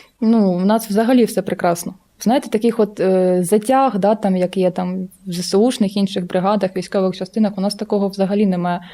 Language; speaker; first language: Ukrainian; non-native, local second language; Russian